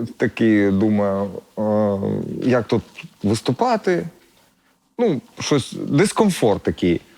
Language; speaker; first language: Ukrainian; non-native, local second language; Russian